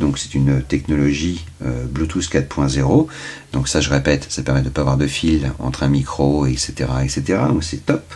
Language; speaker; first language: French; native; French